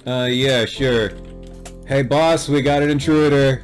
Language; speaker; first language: English; native; English